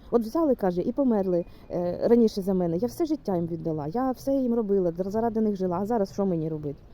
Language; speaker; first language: Ukrainian; non-native, local second language; Russian